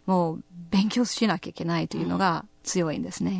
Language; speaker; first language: Japanese; non-native, fluent; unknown